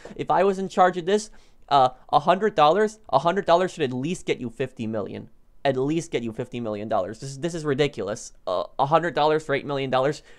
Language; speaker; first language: English; native; English